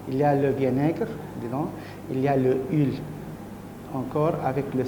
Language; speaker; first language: French; non-native, learner; Arabic